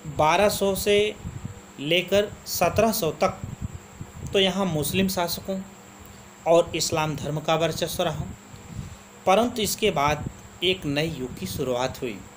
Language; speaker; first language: Hindi; native; Hindi